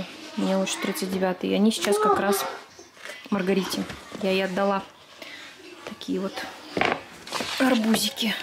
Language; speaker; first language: Russian; native; Russian